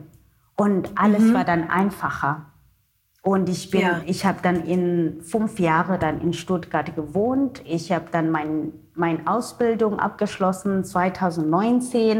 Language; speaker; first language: German; non-native, learner; Xhosa